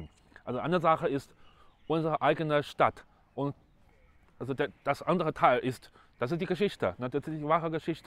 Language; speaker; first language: German; non-native, fluent; Chinese